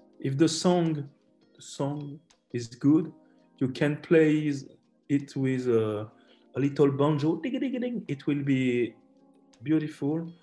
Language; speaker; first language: English; non-native, learner; French